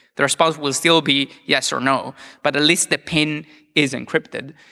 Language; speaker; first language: English; non-native, fluent; Italian